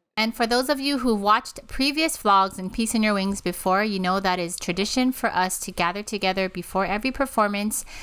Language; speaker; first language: English; native; English